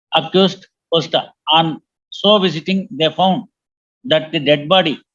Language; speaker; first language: English; non-native, local second language; Kannada